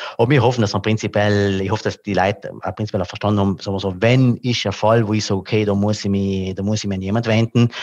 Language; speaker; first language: German; non-native, local second language; Italian